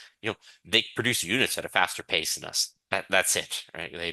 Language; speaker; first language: English; native; English